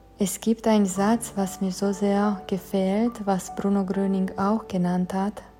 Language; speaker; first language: German; non-native, fluent; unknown